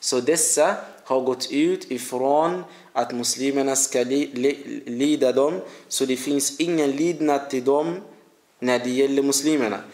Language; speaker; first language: Swedish; early bilingual, other home language; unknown